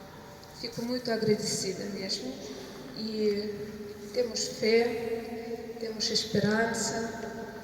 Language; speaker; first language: Portuguese; non-native, fluent; Ukrainian